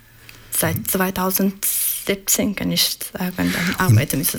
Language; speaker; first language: German; non-native, learner; Persian